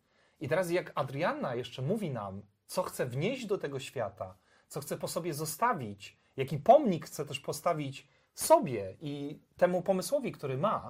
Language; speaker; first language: Polish; native; Polish